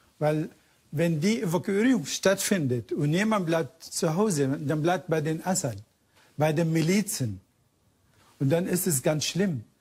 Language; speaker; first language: German; non-native, fluent; Arabic